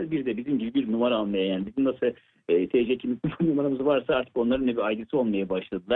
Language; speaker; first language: Turkish; native; Turkish